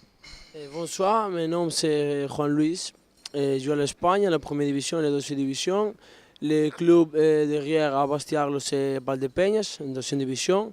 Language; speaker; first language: French; non-native, learner; Spanish